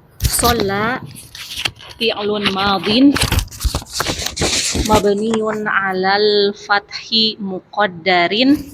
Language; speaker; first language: Arabic; non-native, learner; Indonesian